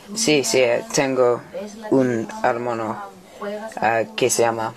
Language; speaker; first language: Spanish; non-native, learner; English